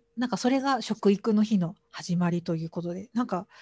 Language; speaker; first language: Japanese; native; Japanese